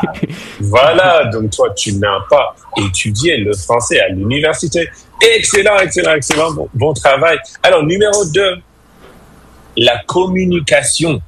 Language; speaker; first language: French; non-native, fluent; English